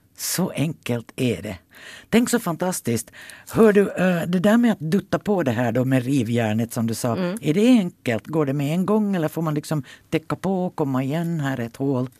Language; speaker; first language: Swedish; native; Swedish